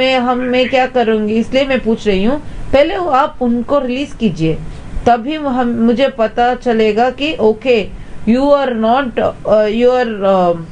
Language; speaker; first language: Hindi; non-native, local second language; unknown